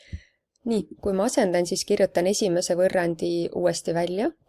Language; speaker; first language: Estonian; native; Estonian